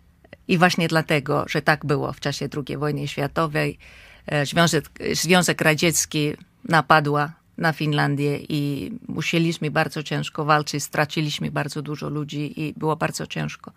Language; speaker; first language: Polish; non-native, fluent; Finnish